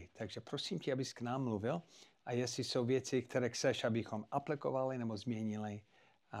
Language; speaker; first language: Czech; non-native, fluent; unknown